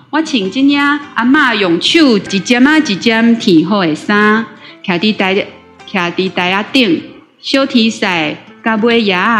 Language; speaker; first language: Chinese; native; Chinese